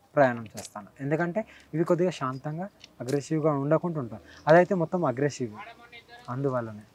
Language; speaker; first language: Telugu; native; Telugu